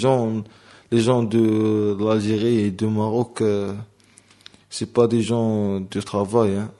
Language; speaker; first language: French; non-native, learner; Arabic